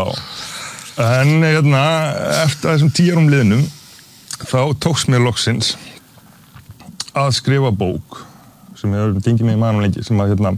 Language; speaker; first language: Icelandic; native; Icelandic